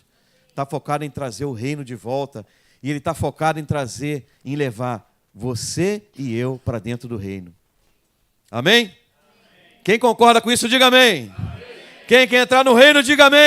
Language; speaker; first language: Portuguese; native; Portuguese